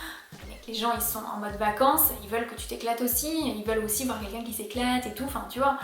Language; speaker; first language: French; native; French